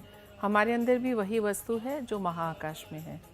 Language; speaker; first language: Hindi; native; Hindi